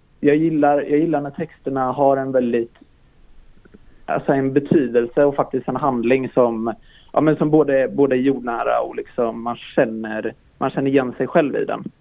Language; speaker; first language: Swedish; native; Swedish